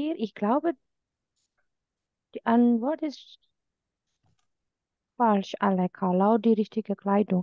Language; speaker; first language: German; non-native, fluent; Indonesian